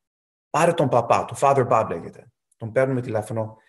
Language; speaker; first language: Greek; early bilingual, heritage; Greek